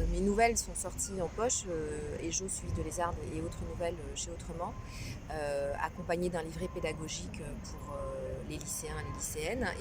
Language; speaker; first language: French; non-native, local second language; Kinyarwanda